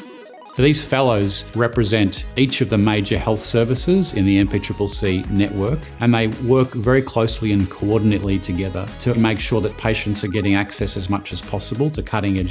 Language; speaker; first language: English; native; English